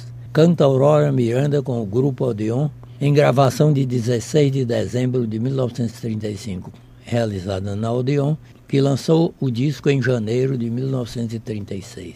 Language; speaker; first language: Portuguese; native; Portuguese